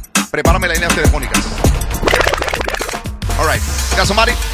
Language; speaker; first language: Spanish; native; Spanish